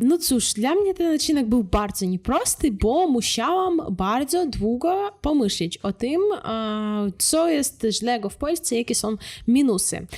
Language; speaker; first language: Polish; non-native, fluent; Russian